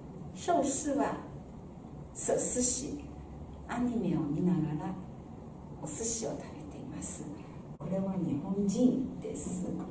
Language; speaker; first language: Japanese; non-native, fluent; Chinese